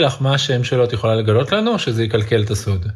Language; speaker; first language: Hebrew; native; Hebrew